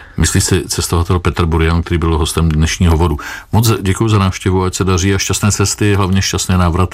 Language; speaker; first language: Czech; native; Czech